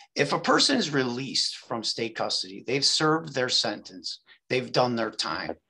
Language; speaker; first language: English; native; English